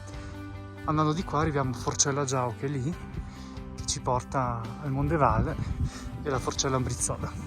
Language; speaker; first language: Italian; native; Italian